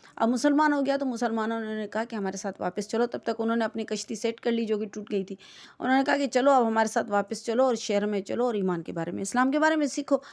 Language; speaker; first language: Urdu; non-native, local second language; Sindhi